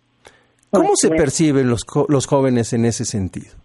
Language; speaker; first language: Spanish; native; Spanish